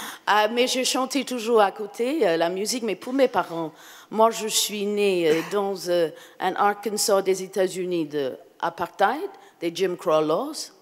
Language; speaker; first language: French; non-native, fluent; English